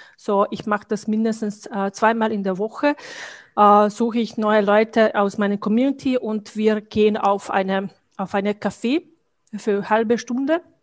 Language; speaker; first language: German; non-native, fluent; Bosnian